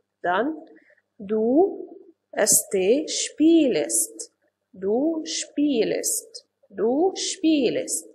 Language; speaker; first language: German; non-native, fluent; Arabic